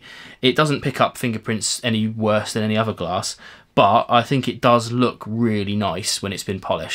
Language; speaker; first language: English; native; English